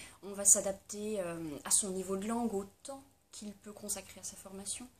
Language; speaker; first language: French; native; French